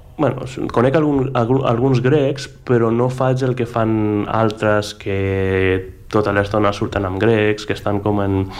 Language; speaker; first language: Catalan; non-native, fluent; Greek